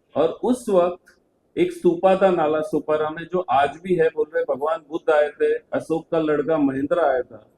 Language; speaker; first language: Hindi; non-native, local second language; Marathi